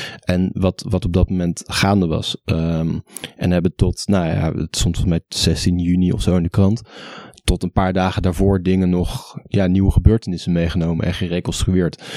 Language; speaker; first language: Dutch; native; Dutch